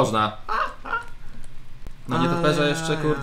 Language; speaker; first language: Polish; native; Polish